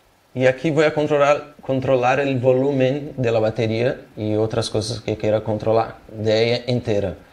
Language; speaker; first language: Spanish; non-native, fluent; Portuguese